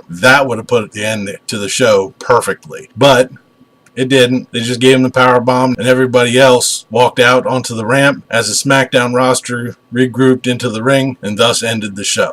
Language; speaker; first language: English; native; English